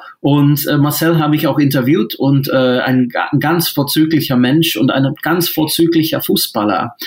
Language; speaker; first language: German; non-native, fluent; English